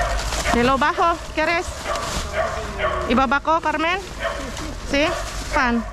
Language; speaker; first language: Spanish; non-native, learner; Filipino